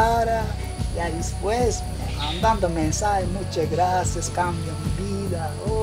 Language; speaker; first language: Spanish; non-native, learner; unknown